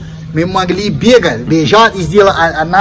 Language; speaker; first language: Russian; non-native, fluent; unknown